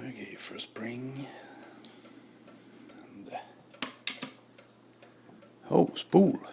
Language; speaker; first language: English; non-native, learner; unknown